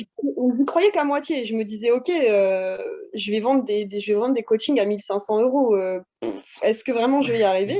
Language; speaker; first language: French; native; French